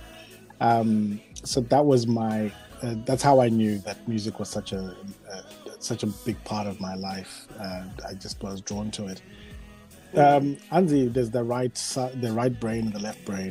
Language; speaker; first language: English; non-native, local second language; Shona